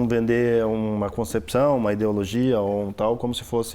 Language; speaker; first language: Portuguese; native; Portuguese